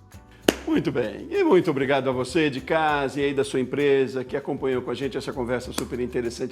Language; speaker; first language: Portuguese; native; Portuguese